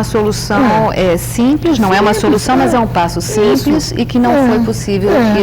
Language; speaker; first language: Portuguese; native; Portuguese